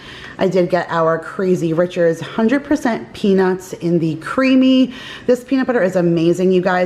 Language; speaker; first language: English; native; English